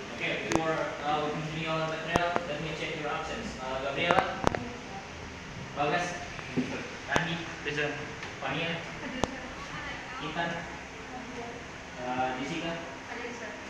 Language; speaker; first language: English; non-native, learner; Indonesian